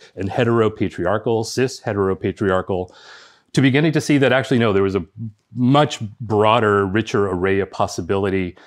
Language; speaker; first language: English; early bilingual, other home language; Spanish